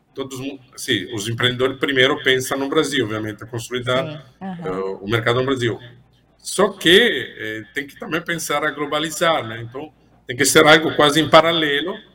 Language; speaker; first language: Portuguese; non-native, fluent; Italian